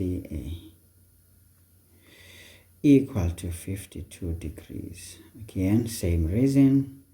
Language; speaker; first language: English; non-native, local second language; Xhosa